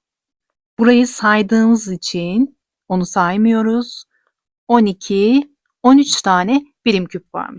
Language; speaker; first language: Turkish; native; Turkish